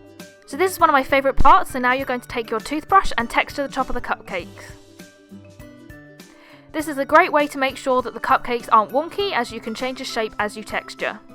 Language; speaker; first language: English; native; English